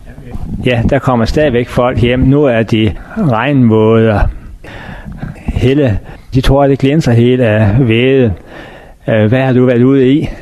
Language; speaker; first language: Danish; native; Danish